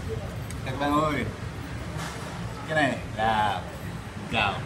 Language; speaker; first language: Vietnamese; non-native, learner; Japanese